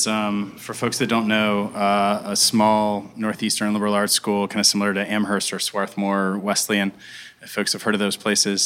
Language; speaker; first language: English; native; English